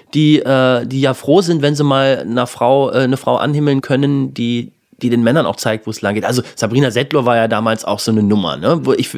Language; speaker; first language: German; native; German